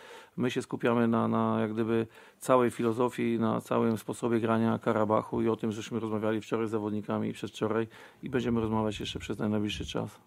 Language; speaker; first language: Polish; native; Polish